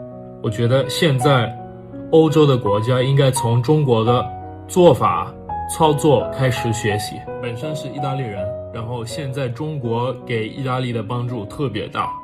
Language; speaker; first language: Chinese; non-native, fluent; Italian